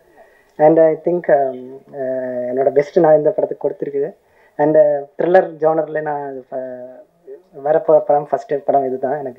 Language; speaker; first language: Tamil; non-native, learner; Malayalam